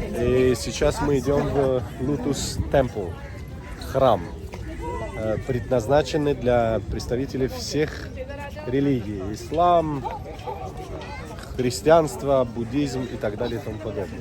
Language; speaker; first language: Russian; non-native, fluent; Tajik